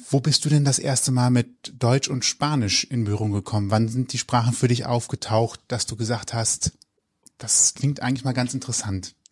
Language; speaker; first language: German; native; German